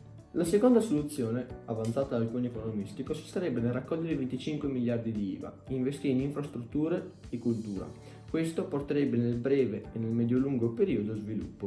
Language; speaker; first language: Italian; native; Italian